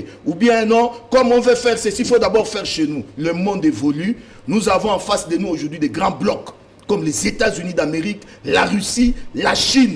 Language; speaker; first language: French; non-native, local second language; Lingala